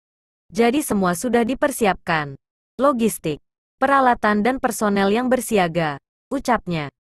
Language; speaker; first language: Indonesian; native; Indonesian